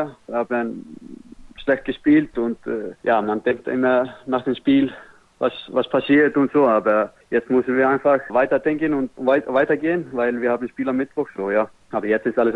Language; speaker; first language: German; non-native, learner; Icelandic